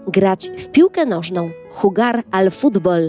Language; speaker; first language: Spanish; non-native, fluent; Polish